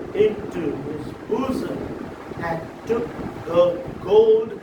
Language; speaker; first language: English; non-native, local second language; Marathi